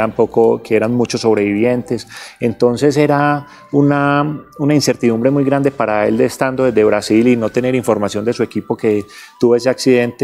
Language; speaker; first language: Spanish; native; Spanish